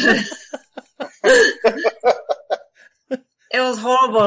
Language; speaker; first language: English; non-native, fluent; Hebrew